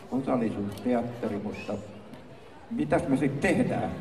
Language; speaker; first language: Finnish; native; Finnish